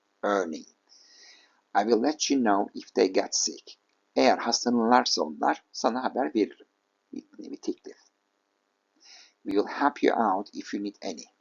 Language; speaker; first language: English; non-native, fluent; Turkish